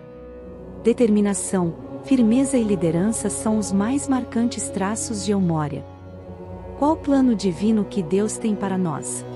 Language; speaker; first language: Portuguese; native; Portuguese